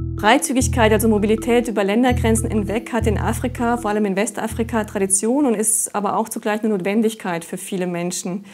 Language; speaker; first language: German; native; German